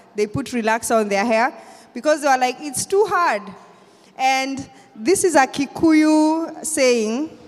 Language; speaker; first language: English; non-native, local second language; Kikuyu